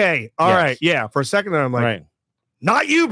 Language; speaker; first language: English; native; English